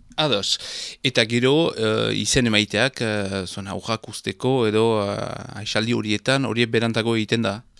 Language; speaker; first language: Basque; native; Basque